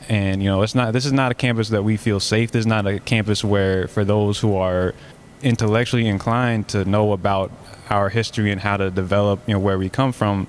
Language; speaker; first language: English; native; English